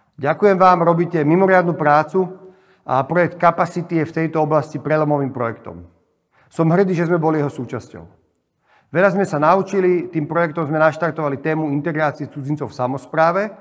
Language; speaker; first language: Slovak; native; Slovak